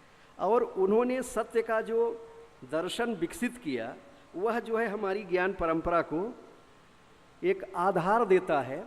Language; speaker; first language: Hindi; native; Hindi